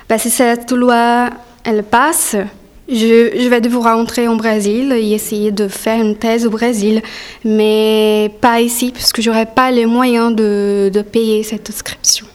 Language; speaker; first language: French; non-native, fluent; Portuguese